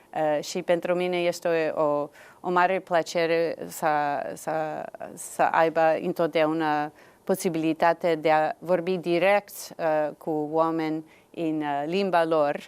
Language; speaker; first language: Romanian; non-native, fluent; English